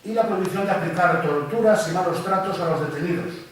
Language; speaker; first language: Spanish; native; Spanish